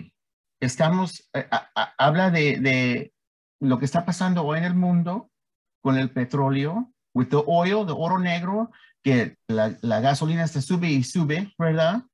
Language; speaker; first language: Spanish; early bilingual, heritage; Spanish